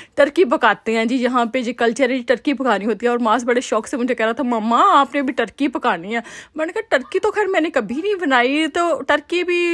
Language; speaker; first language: Urdu; native; Urdu